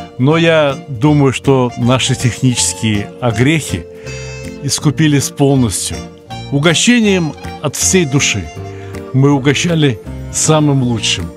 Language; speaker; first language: Russian; native; Russian